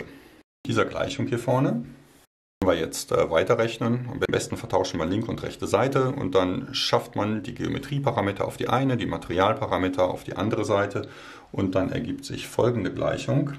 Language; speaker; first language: German; native; German